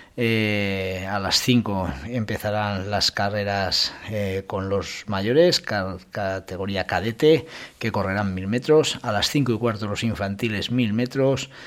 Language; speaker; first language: Spanish; native; Spanish